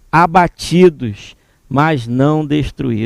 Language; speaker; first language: Portuguese; native; Portuguese